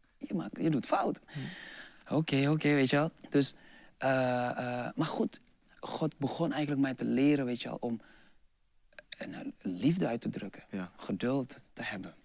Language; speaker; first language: Dutch; non-native, fluent; Indonesian